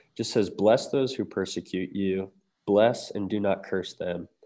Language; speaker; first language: English; native; English